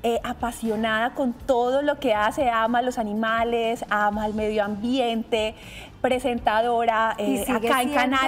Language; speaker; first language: Spanish; native; Spanish